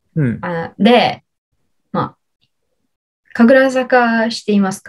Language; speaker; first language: Japanese; non-native, learner; English